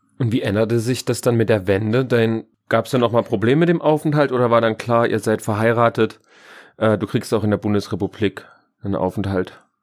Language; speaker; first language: German; native; German